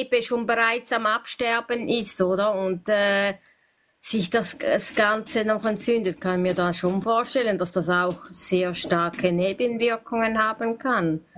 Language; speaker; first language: German; native; German